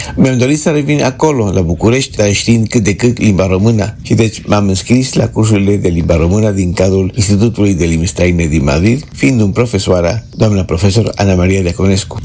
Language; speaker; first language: Romanian; non-native, fluent; Spanish